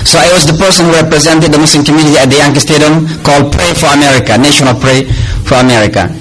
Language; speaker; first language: English; non-native, fluent; Indonesian